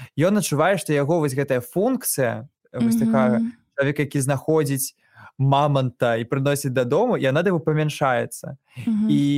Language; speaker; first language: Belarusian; non-native, local second language; Russian